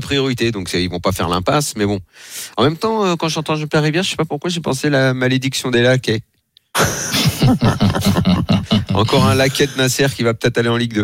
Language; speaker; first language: French; native; French